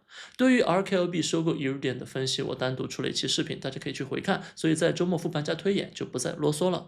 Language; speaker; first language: Chinese; native; Chinese